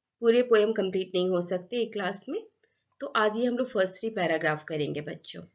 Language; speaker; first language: Hindi; non-native, local second language; Assamese